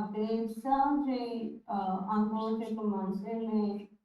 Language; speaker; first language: French; non-native, learner; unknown